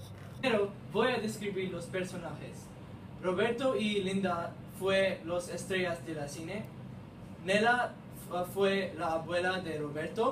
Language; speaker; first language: Spanish; non-native, learner; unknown